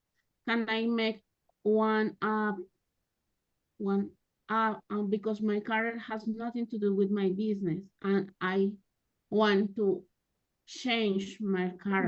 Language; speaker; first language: English; non-native, learner; Spanish